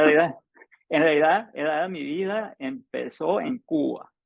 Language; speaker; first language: Spanish; non-native, fluent; English